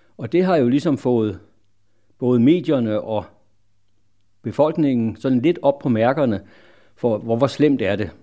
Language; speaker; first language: Danish; native; Danish